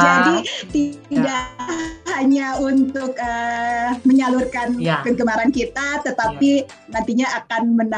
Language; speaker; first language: Indonesian; native; Indonesian